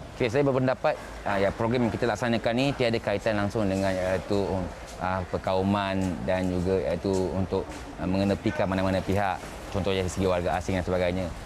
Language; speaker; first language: Malay; native; Malay